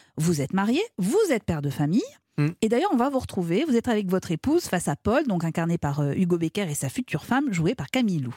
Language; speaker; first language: French; native; French